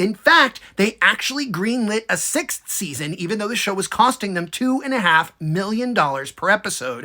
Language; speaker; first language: English; native; English